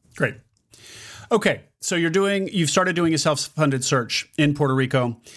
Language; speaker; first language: English; native; English